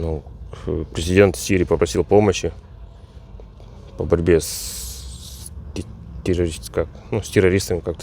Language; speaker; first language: Russian; native; Russian